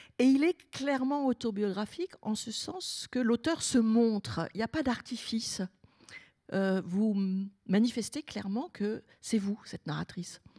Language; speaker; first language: French; native; French